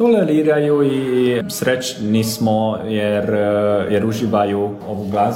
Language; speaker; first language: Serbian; non-native, local second language; Hungarian